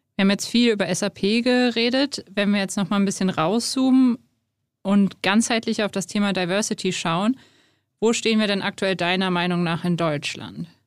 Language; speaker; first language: German; native; German